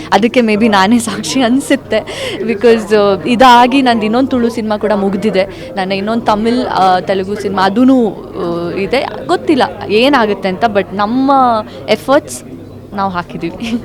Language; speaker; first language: Kannada; non-native, local second language; Tulu